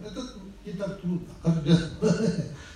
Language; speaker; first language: Russian; non-native, fluent; Tibetan